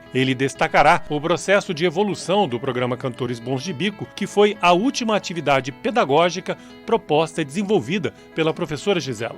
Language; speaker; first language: Portuguese; native; Portuguese